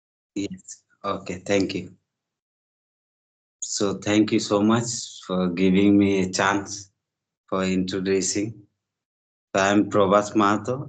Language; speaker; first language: English; non-native, learner; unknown